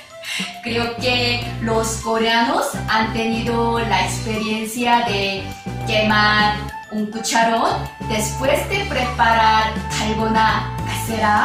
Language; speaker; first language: Spanish; non-native, fluent; Korean